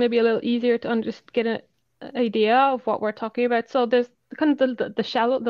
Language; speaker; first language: English; native; English